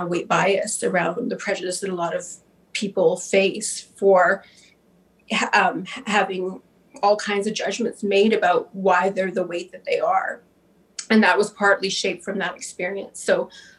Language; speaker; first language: English; native; English